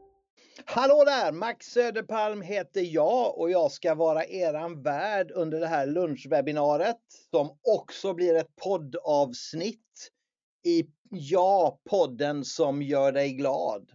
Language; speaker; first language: Swedish; native; Swedish